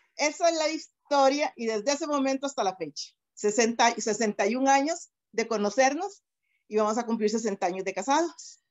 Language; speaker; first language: Spanish; native; Spanish